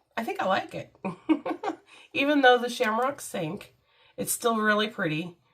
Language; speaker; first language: English; native; English